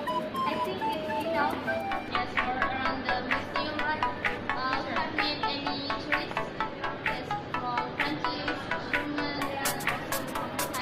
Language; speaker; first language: English; non-native, learner; Indonesian